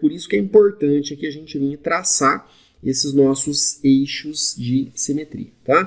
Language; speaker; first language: Portuguese; native; Portuguese